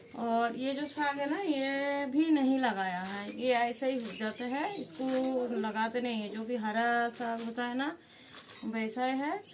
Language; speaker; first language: Hindi; non-native, local second language; Bangla